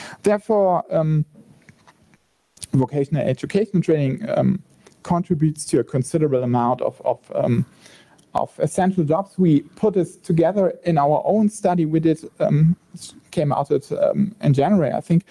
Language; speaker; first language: English; non-native, fluent; German